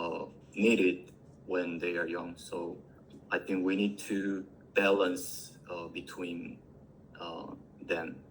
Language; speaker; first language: English; non-native, learner; Korean